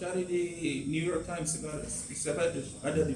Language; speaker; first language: Indonesian; non-native, fluent; English